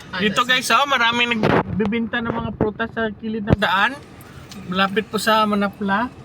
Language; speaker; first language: Filipino; non-native, local second language; Hiligaynon